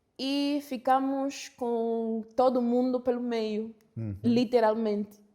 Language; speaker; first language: Portuguese; non-native, fluent; Spanish